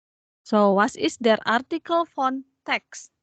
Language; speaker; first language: German; non-native, fluent; Indonesian